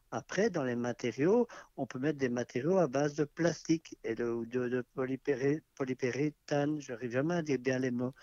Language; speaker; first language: French; native; French